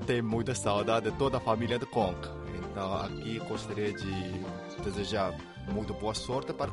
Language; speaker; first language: Portuguese; non-native, fluent; Chinese